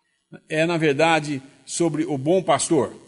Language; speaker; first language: Portuguese; native; Portuguese